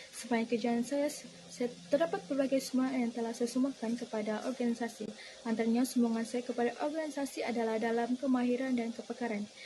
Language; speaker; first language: Malay; native; Malay